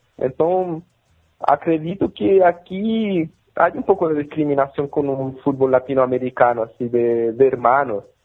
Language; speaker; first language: Portuguese; non-native, fluent; Spanish